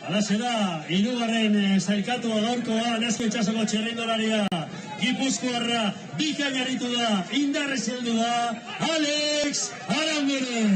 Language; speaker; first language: Basque; native; Basque